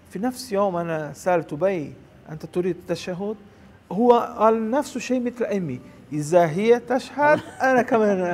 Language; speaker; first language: Arabic; non-native, learner; Portuguese